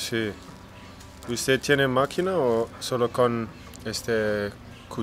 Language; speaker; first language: Spanish; non-native, learner; English